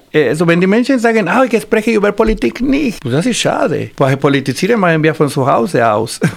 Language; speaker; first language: German; non-native, fluent; Spanish